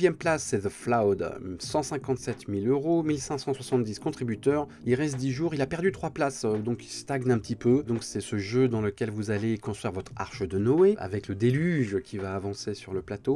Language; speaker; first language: French; native; French